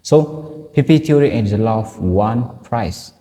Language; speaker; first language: English; non-native, local second language; Amharic